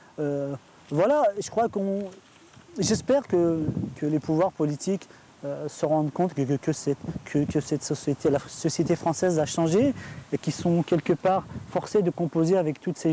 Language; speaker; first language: French; native; French